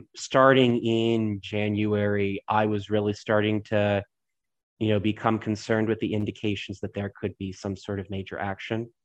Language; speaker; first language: English; native; English